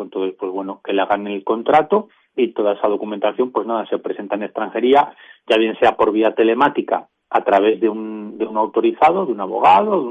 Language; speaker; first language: Spanish; native; Spanish